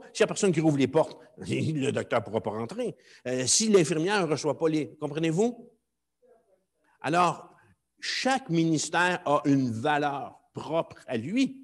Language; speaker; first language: French; native; French